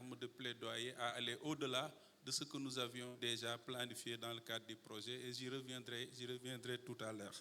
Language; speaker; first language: French; non-native, local second language; Wolof